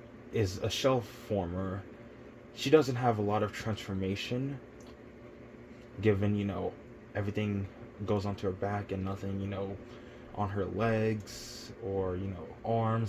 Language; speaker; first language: English; native; English